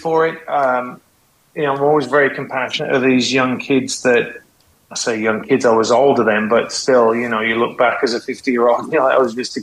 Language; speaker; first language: English; native; English